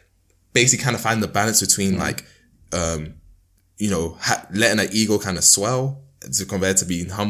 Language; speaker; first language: English; native; English